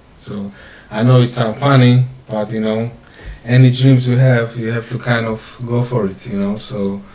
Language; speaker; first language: English; non-native, fluent; Slovak